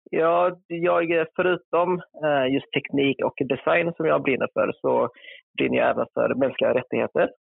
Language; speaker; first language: Swedish; early bilingual, other home language; Vietnamese